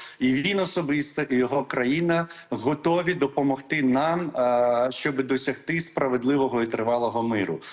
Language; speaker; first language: Ukrainian; non-native, local second language; Crimean Tatar